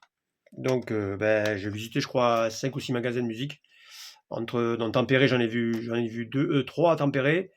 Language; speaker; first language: French; native; French